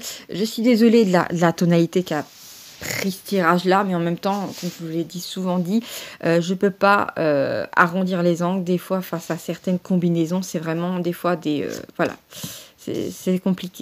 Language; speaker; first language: French; native; French